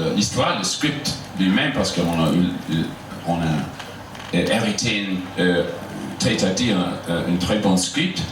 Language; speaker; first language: French; non-native, fluent; English